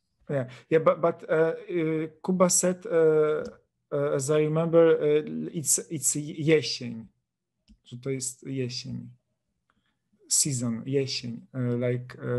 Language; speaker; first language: English; non-native, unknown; Polish